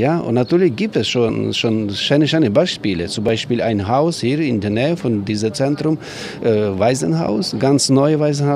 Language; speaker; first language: German; non-native, learner; Ukrainian